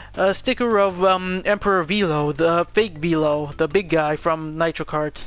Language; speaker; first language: English; native; English